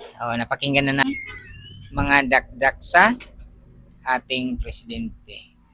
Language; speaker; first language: Filipino; native; Filipino